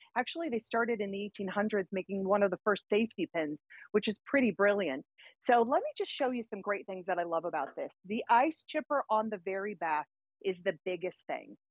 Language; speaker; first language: English; native; English